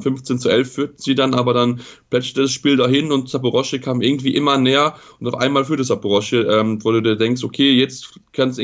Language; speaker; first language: German; native; German